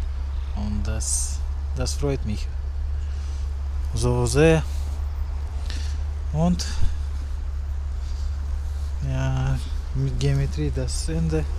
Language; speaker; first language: German; non-native, learner; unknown